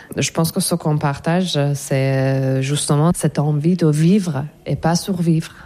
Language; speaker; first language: French; non-native, fluent; Persian